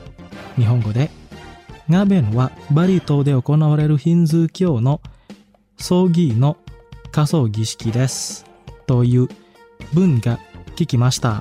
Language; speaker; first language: Japanese; non-native, fluent; Indonesian